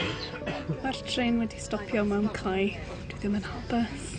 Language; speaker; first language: Welsh; non-native, local second language; English